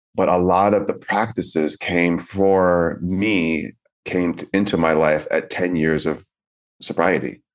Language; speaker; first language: English; native; English